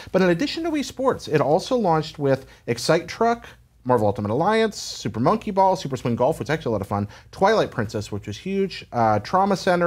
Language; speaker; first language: English; native; English